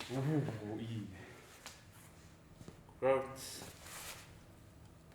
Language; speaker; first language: Japanese; non-native, learner; Tongan